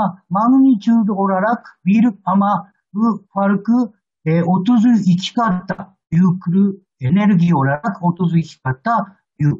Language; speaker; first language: Turkish; non-native, learner; Japanese